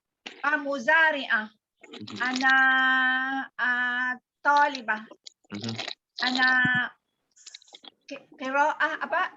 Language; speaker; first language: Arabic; non-native, learner; Malay